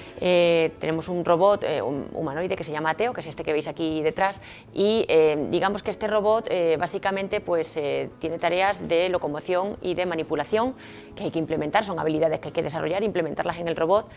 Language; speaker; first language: Spanish; native; Spanish